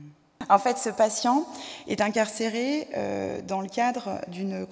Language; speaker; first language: French; native; French